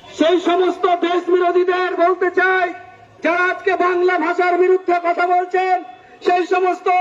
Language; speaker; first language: Bangla; native; Bangla